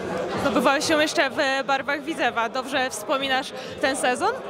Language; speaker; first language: Polish; native; Polish